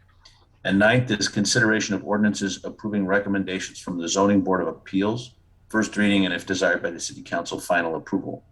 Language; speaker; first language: English; native; English